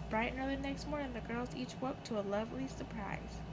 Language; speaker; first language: English; native; English